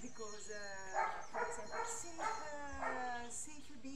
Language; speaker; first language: English; non-native, learner; Italian